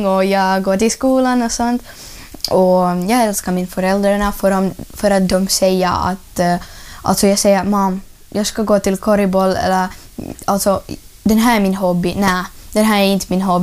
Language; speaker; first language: Swedish; non-native, learner; Russian